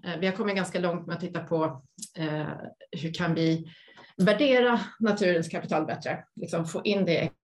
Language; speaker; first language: Swedish; native; Swedish